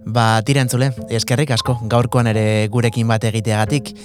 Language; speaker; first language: Basque; native; Basque